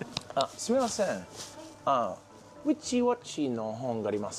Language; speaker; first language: Japanese; non-native, learner; English